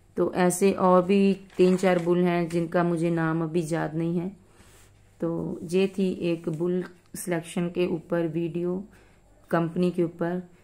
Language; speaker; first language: Hindi; non-native, local second language; Punjabi